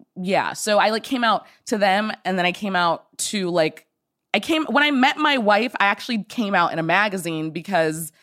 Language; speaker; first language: English; native; English